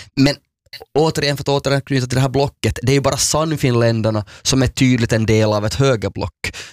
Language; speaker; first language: Swedish; native; Swedish